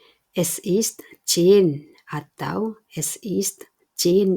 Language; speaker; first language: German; non-native, fluent; Indonesian